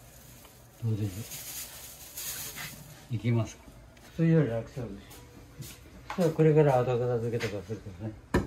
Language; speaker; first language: Japanese; native; Japanese